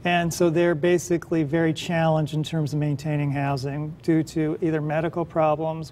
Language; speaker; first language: English; native; English